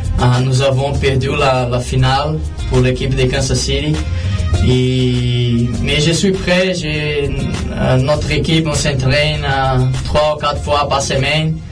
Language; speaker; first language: French; non-native, learner; Portuguese